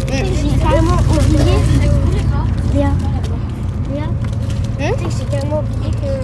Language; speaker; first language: French; native; French